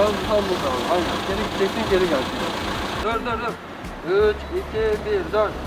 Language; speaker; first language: Turkish; native; Turkish